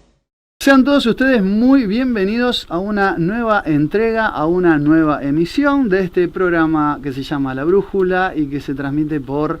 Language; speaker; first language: Spanish; native; Spanish